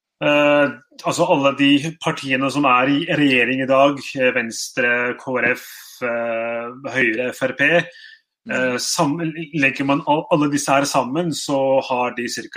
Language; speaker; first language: Norwegian; early bilingual, other home language; Urdu